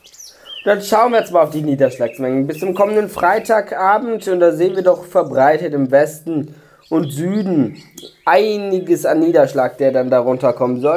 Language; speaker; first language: German; native; German